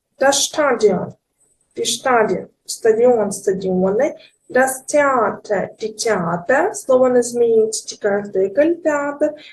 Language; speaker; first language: German; non-native, learner; Ukrainian